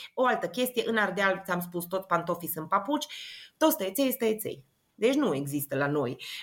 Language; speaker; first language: Romanian; native; Romanian